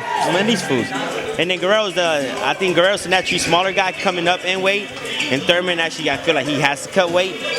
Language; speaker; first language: English; native; English